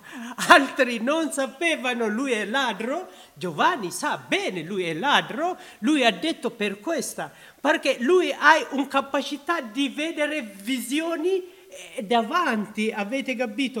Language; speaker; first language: Italian; non-native, learner; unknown